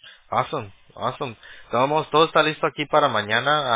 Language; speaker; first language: Spanish; early bilingual, heritage; Spanish